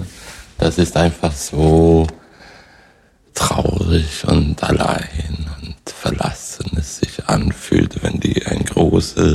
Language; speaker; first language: German; non-native, fluent; Swedish